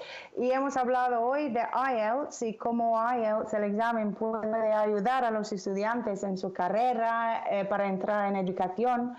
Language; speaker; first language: Spanish; non-native, fluent; English